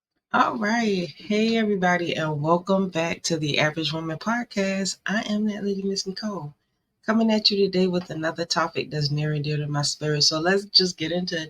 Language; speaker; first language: English; native; English